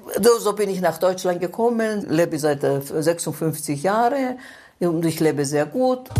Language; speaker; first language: German; non-native, fluent; Greek